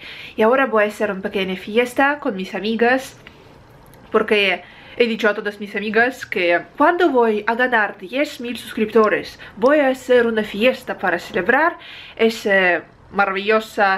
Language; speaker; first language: Spanish; non-native, learner; Russian